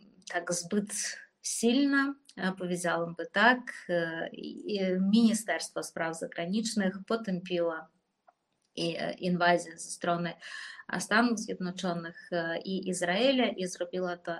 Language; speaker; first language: Polish; non-native, fluent; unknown